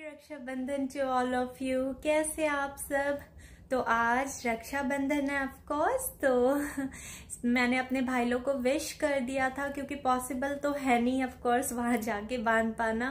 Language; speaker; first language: Hindi; native; Hindi